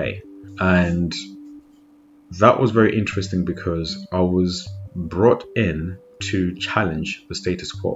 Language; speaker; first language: English; non-native, local second language; Shona